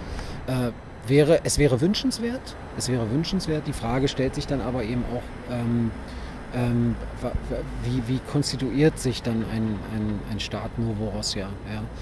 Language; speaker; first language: German; native; German